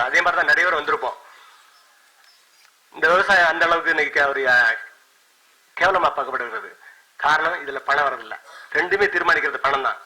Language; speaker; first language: Tamil; native; Tamil